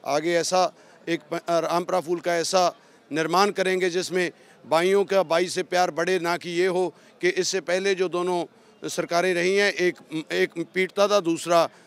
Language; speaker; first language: Hindi; non-native, local second language; Punjabi